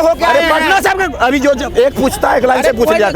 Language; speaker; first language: Hindi; native; Hindi